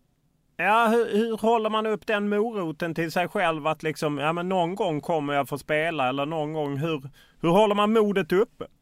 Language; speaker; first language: Swedish; native; Swedish